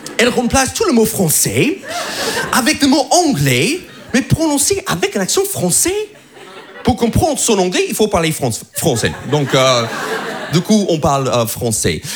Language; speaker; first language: French; non-native, fluent; English